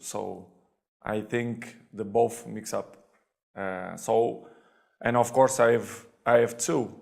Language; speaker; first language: English; non-native, fluent; Portuguese